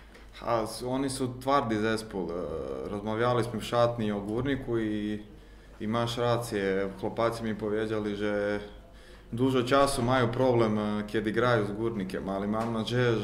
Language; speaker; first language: Polish; non-native, learner; Croatian